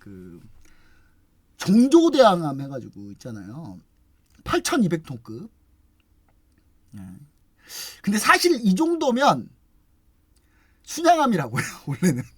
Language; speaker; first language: Korean; native; Korean